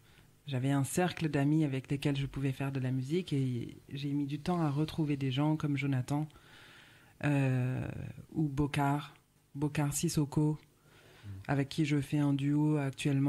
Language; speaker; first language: French; native; French